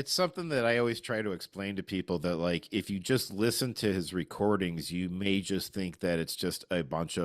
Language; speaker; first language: English; native; English